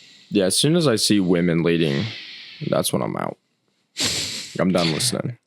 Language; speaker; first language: English; native; English